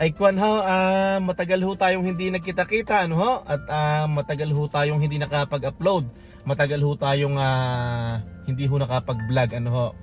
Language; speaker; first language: Filipino; native; Filipino